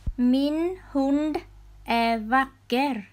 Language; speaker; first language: Swedish; non-native, fluent; Vietnamese